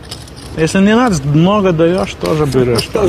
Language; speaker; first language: Russian; non-native, learner; Lithuanian